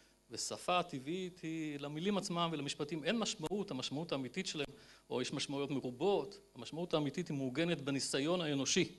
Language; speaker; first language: Hebrew; native; Hebrew